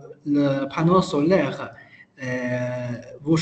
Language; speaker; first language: French; non-native, learner; Chinese